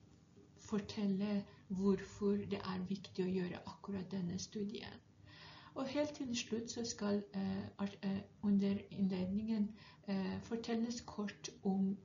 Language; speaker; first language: Norwegian; non-native, fluent; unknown